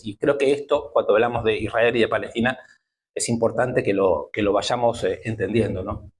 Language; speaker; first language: Spanish; native; Spanish